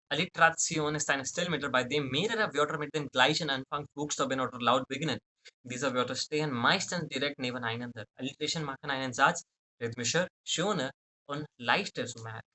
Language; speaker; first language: German; non-native, fluent; Hindi